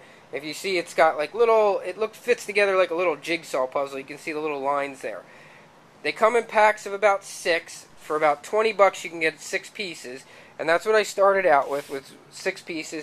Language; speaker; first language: English; native; English